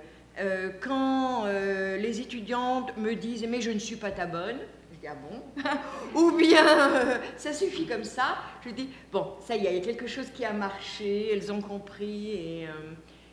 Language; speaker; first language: French; native; French